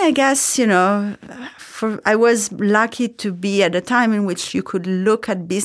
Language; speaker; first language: English; non-native, fluent; Italian